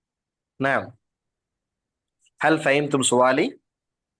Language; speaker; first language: Arabic; non-native, fluent; Tamil